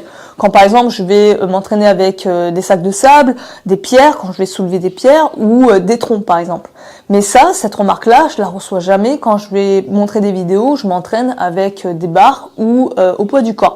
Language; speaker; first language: French; native; French